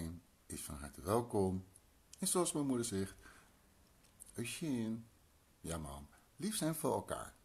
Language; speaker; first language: Dutch; early bilingual, other home language; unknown